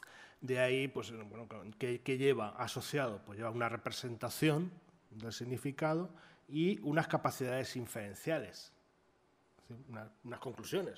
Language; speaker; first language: Spanish; native; Spanish